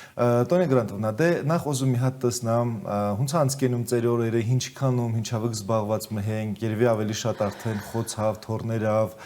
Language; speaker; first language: Armenian; native; Armenian